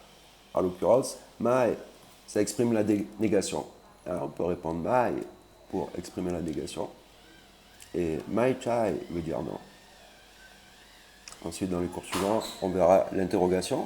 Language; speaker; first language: French; native; French